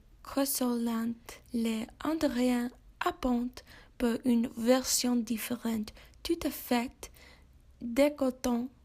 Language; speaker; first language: French; non-native, learner; English